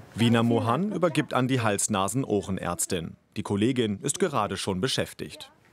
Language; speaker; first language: German; native; German